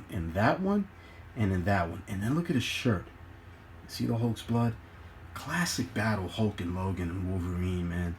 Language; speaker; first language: English; native; English